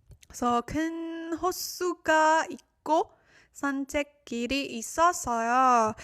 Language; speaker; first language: Korean; non-native, learner; French